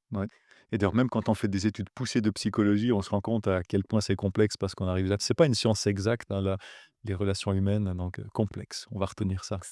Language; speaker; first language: French; native; French